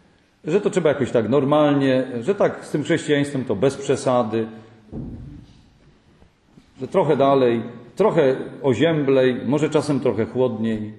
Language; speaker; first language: Polish; native; Polish